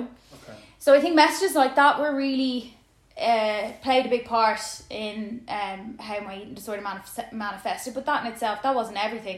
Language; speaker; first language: English; native; English